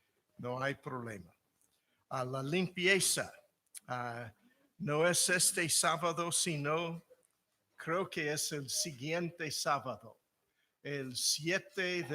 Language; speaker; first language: Spanish; non-native, fluent; English